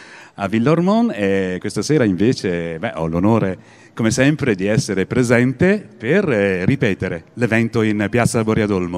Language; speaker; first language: Italian; native; Italian